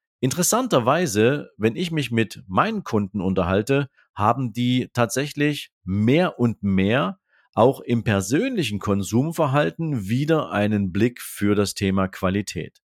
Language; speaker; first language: German; native; German